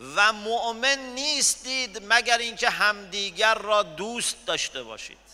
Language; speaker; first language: Persian; native; Persian